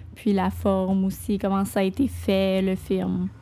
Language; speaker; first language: French; native; French